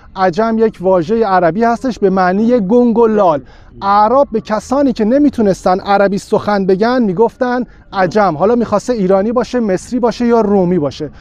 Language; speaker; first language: Persian; native; Persian